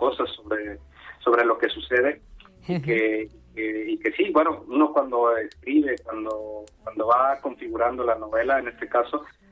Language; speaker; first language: Spanish; native; Spanish